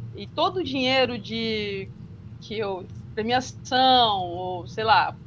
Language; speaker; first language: Portuguese; native; Portuguese